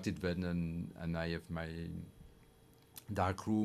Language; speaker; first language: English; non-native, fluent; French